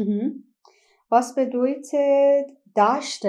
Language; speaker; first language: German; non-native, learner; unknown